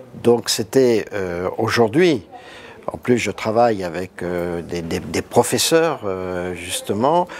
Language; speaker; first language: French; native; French